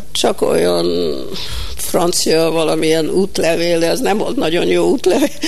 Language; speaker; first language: Hungarian; early bilingual, heritage; Hungarian